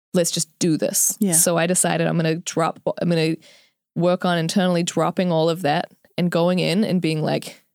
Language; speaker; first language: English; native; English